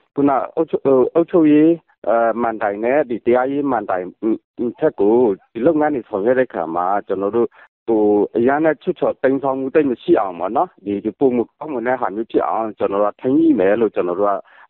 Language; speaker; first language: Burmese; non-native, local second language; Western Kayah